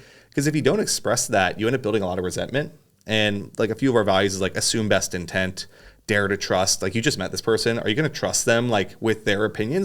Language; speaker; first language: English; native; English